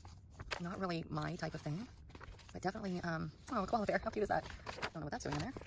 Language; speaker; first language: English; native; English